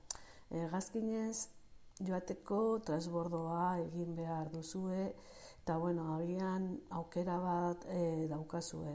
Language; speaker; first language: Basque; non-native, local second language; Spanish